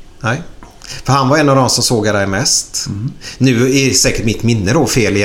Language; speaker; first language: Swedish; native; Swedish